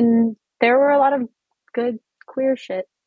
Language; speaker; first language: English; native; English